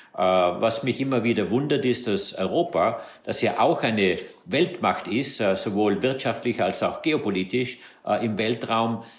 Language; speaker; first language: German; native; German